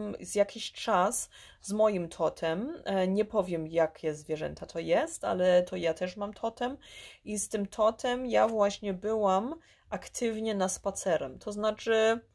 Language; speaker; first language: Polish; early bilingual, heritage; Polish